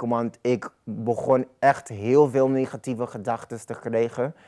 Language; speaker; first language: Dutch; non-native, local second language; Papiamento